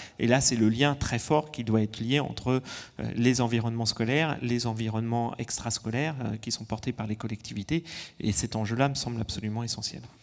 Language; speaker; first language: French; native; French